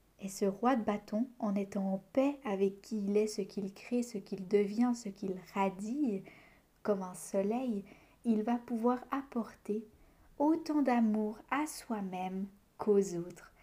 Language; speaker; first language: French; native; French